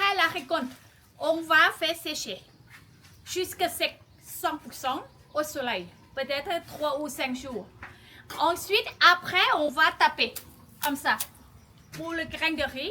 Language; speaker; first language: French; non-native, learner; Thai